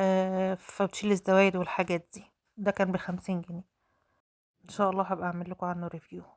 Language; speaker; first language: Arabic; native; Arabic